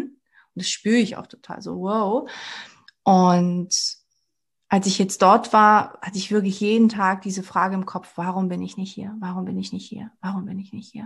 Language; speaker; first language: German; early bilingual, other home language; Portuguese